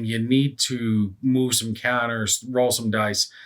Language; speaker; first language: English; native; English